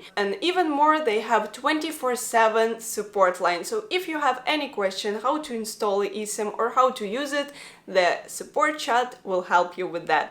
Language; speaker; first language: English; non-native, fluent; Ukrainian